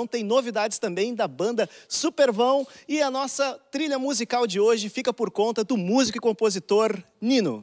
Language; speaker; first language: Portuguese; native; Portuguese